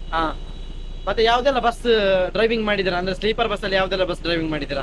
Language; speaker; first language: Kannada; non-native, local second language; Tulu